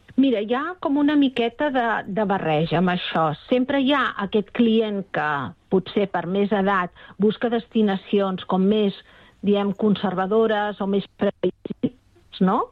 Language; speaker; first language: Catalan; native; Catalan